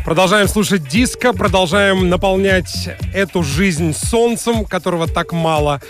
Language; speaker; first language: Russian; native; Russian